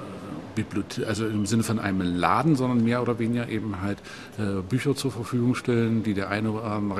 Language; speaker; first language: German; native; German